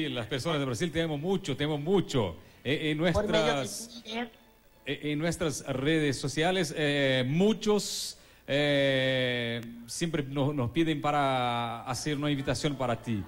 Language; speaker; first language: Spanish; non-native, learner; Portuguese